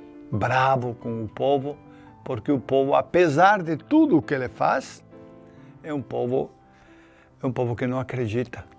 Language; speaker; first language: Portuguese; non-native, fluent; Spanish